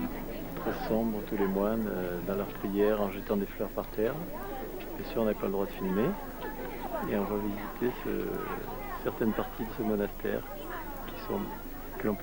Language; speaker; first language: French; native; French